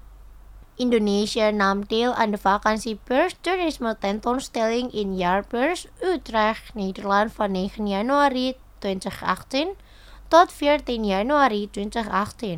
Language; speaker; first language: Dutch; non-native, fluent; Indonesian